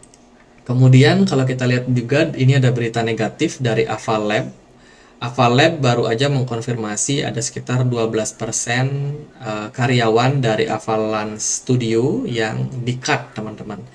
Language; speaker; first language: Indonesian; native; Indonesian